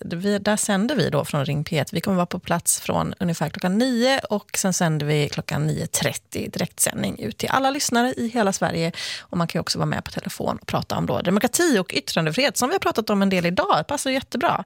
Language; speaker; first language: Swedish; native; Swedish